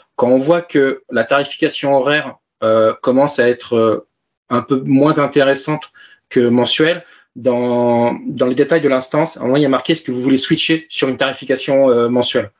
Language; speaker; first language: French; native; French